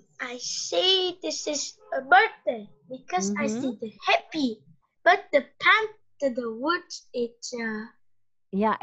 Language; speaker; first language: English; non-native, learner; Vietnamese